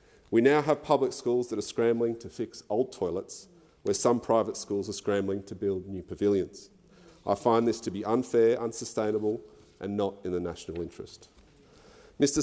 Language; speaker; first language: English; early bilingual, other home language; French